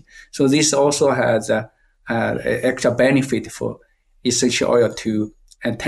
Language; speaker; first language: English; non-native, fluent; Chinese